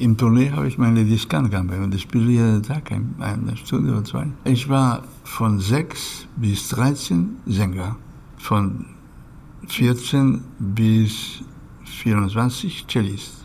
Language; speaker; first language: German; non-native, learner; Catalan